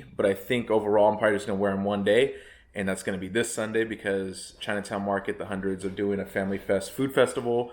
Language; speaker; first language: English; native; English